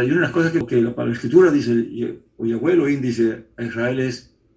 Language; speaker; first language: Spanish; native; Spanish